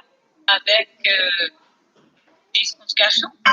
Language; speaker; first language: French; non-native, learner; English